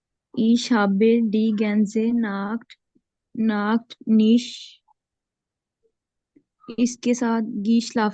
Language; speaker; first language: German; non-native, learner; Urdu